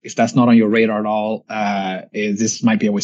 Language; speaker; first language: English; non-native, fluent; Swedish